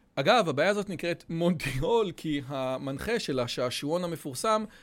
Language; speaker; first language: Hebrew; native; Hebrew